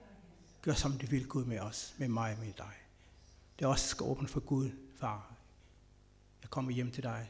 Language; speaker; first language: Danish; non-native, fluent; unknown